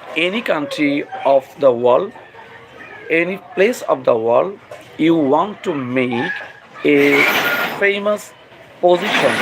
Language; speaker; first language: English; non-native, local second language; Bangla